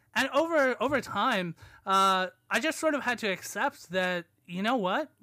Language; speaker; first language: English; native; English